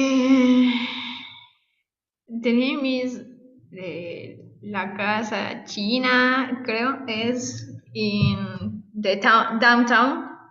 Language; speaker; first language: English; non-native, learner; Spanish